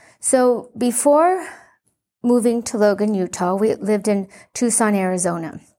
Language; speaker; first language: English; early bilingual, other home language; Spanish